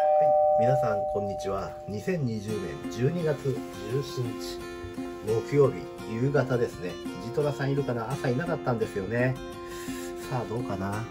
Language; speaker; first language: Japanese; native; Japanese